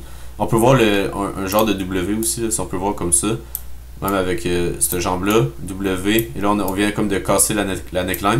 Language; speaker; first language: French; native; French